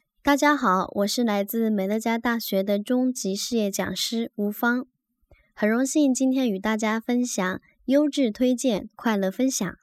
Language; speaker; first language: Chinese; native; Chinese